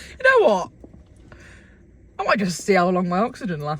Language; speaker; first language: English; native; English